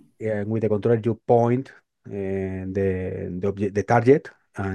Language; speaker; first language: English; non-native, learner; Spanish